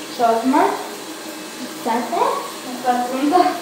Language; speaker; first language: German; non-native, learner; Bulgarian